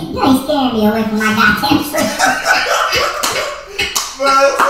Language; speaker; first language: English; native; English